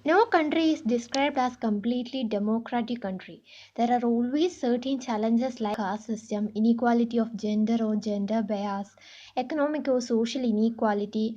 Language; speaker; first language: English; non-native, local second language; Malayalam